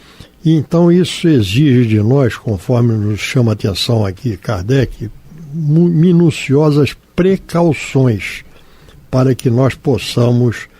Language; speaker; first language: Portuguese; native; Portuguese